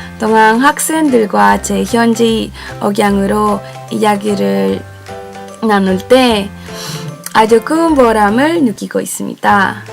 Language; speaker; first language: Korean; non-native, fluent; Spanish